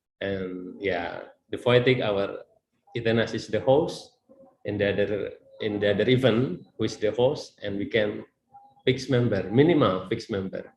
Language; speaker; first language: English; non-native, learner; Indonesian